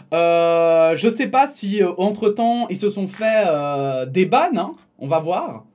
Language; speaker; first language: French; native; French